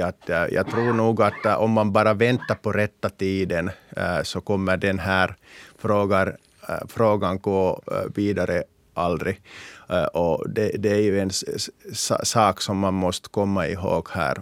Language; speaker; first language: Swedish; non-native, local second language; Finnish